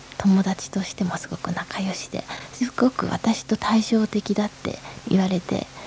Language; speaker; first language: Japanese; native; Japanese